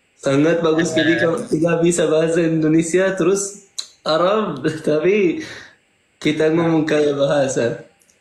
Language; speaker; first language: Indonesian; non-native, fluent; Arabic